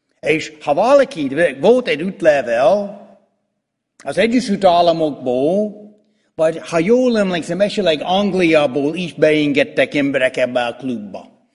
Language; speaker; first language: Hungarian; non-native, fluent; English